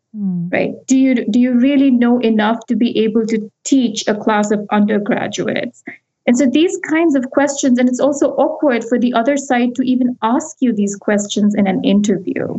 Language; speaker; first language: English; non-native, local second language; Hindi